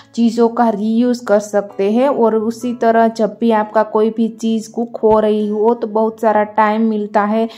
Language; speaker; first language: Hindi; non-native, local second language; Gujarati